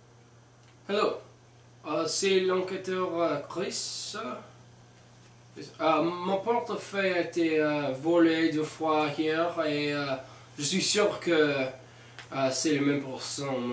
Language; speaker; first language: French; non-native, learner; English